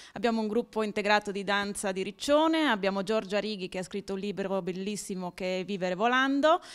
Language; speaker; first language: Italian; native; Italian